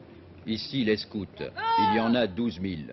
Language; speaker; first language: French; native; French